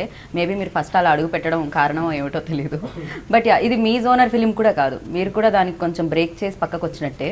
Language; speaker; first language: Telugu; native; Telugu